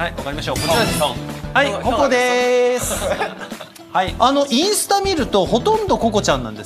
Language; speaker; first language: Japanese; native; Japanese